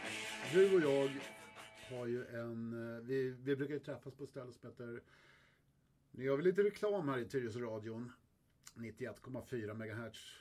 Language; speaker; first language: Swedish; native; Swedish